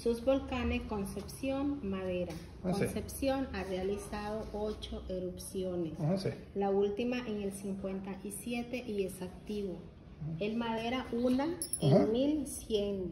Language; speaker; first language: Spanish; native; Spanish